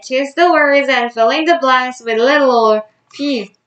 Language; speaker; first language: English; non-native, fluent; Korean